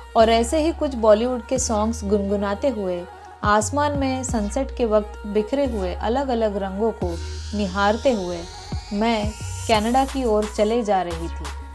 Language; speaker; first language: Hindi; native; Hindi